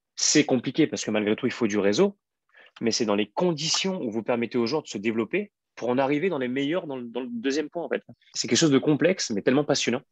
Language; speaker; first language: French; native; French